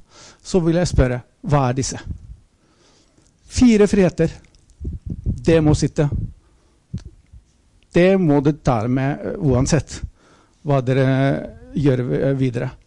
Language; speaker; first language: Norwegian; non-native, fluent; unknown